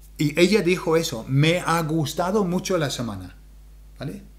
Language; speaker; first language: Spanish; non-native, fluent; English